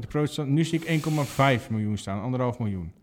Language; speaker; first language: Dutch; native; Dutch